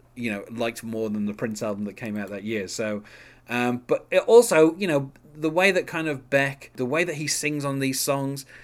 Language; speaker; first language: English; native; English